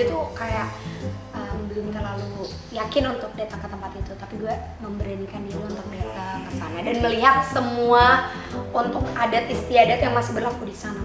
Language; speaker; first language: Indonesian; native; Indonesian